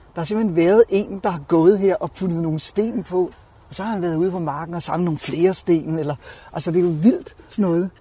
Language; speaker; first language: Danish; native; Danish